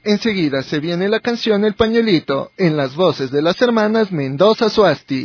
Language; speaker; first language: Spanish; native; Spanish